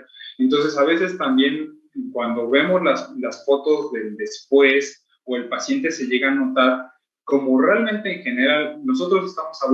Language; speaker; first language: Spanish; native; Spanish